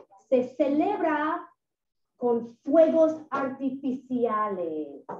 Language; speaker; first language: Spanish; non-native, fluent; English